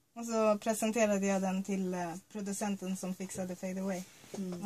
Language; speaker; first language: Swedish; early bilingual, other home language; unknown